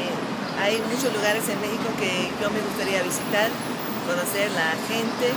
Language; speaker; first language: Spanish; non-native, fluent; English